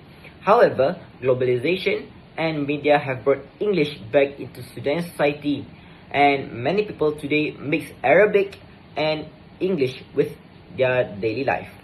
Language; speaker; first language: English; non-native, local second language; Malay